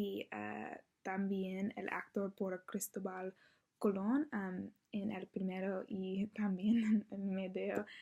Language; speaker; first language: Spanish; non-native, learner; English